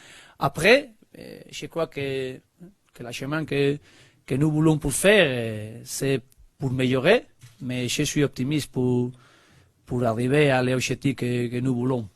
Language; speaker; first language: French; non-native, learner; Spanish